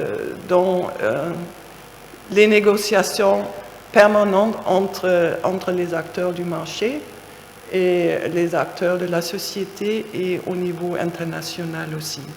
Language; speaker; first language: French; non-native, fluent; German